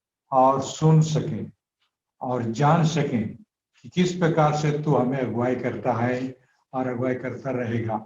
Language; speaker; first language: Hindi; native; Hindi